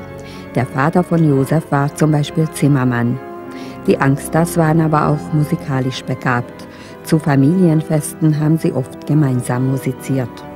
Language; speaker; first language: German; native; German